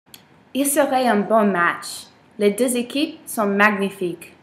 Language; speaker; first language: French; non-native, learner; English